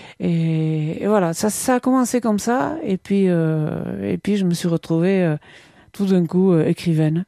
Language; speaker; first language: French; non-native, local second language; Basque